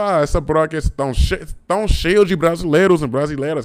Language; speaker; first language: Portuguese; non-native, learner; English